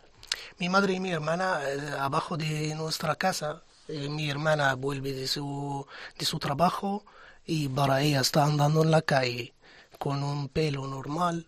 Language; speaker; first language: Spanish; non-native, fluent; Arabic